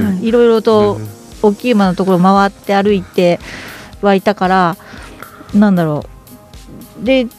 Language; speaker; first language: Japanese; native; Japanese